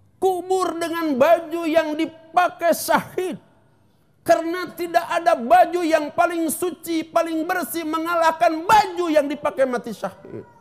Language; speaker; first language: Indonesian; non-native, local second language; Sundanese